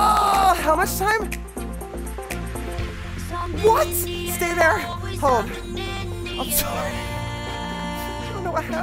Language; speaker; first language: English; native; English